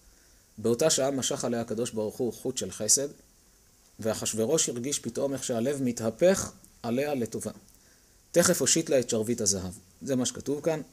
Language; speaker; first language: Hebrew; native; Hebrew